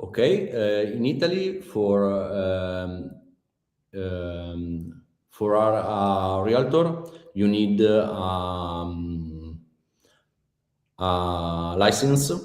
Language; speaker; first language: English; non-native, learner; Italian